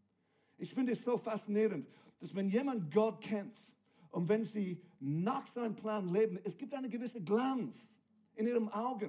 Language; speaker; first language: German; non-native, fluent; English